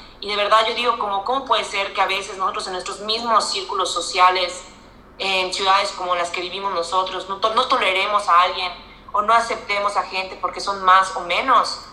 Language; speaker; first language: Spanish; native; Spanish